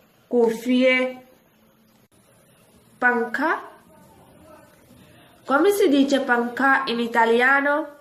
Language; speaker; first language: Italian; non-native, fluent; Urdu